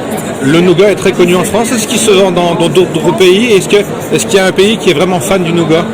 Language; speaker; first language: French; native; French